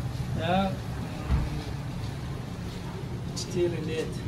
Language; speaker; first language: Russian; non-native, learner; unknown